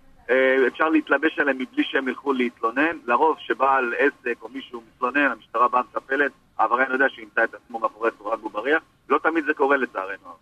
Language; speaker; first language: Hebrew; native; Hebrew